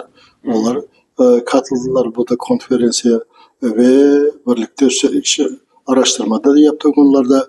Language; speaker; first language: Turkish; non-native, learner; Kazakh